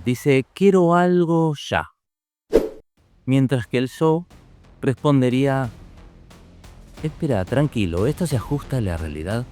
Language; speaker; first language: Spanish; native; Spanish